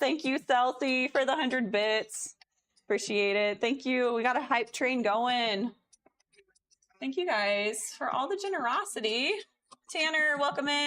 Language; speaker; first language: English; native; English